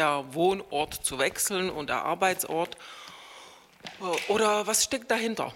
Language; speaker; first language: German; non-native, fluent; Czech